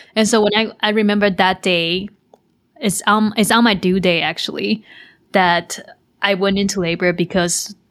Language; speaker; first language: English; non-native, fluent; Chinese